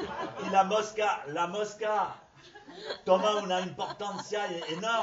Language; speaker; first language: Spanish; non-native, fluent; French